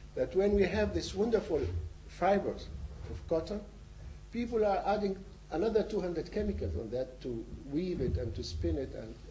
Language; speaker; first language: English; non-native, fluent; Arabic